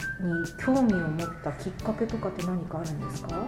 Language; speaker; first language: Japanese; native; Japanese